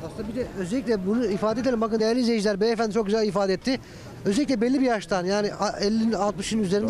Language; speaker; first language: Turkish; native; Turkish